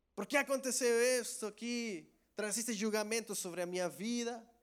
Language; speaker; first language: Portuguese; non-native, learner; Spanish